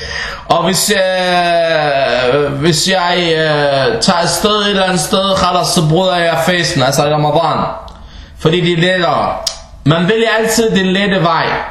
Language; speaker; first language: Danish; early bilingual, other home language; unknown